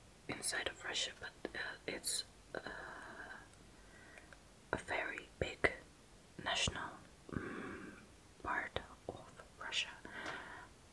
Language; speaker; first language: English; non-native, fluent; Russian